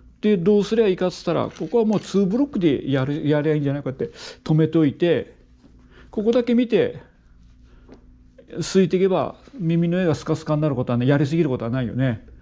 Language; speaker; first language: Japanese; native; Japanese